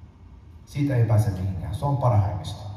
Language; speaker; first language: Finnish; early bilingual, other home language; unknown